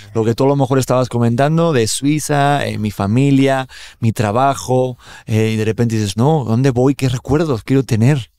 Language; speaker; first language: Spanish; native; Spanish